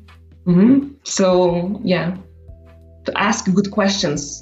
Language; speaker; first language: English; non-native, fluent; Slovak